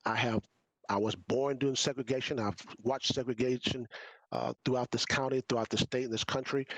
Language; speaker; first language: English; native; English